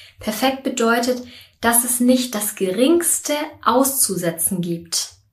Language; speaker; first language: German; native; German